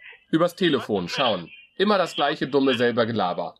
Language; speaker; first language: German; native; German